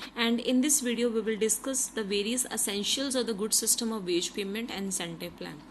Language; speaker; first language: English; non-native, local second language; Punjabi